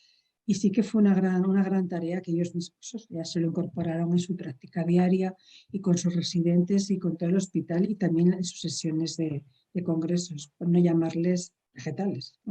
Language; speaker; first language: Spanish; native; Spanish